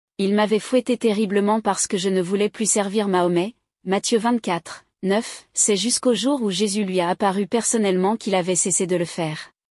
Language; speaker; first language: French; non-native, local second language; Rundi